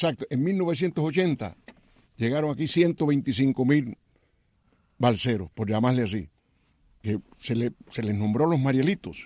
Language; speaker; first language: Spanish; native; Spanish